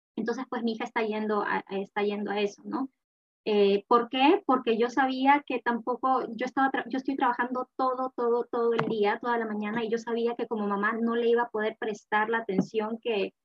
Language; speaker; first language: Spanish; native; Spanish